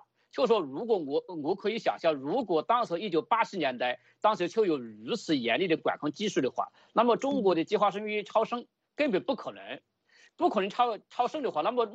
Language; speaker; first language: Chinese; native; Chinese